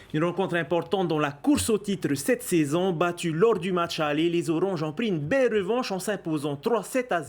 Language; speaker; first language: French; native; French